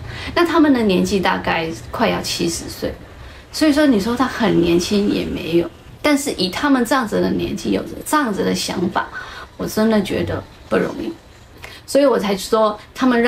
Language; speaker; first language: Chinese; native; Chinese